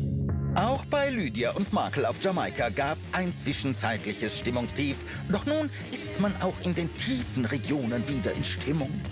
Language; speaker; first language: German; native; German